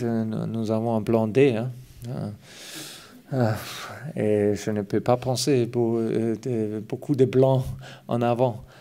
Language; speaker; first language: French; non-native, fluent; German